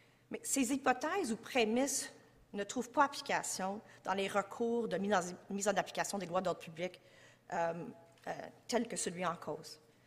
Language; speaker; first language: French; native; French